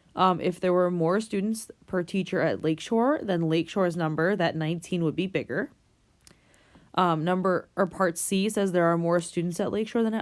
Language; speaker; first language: English; native; English